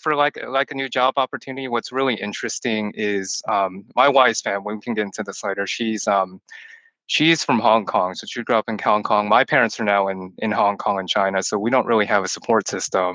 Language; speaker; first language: English; early bilingual, other home language; Chinese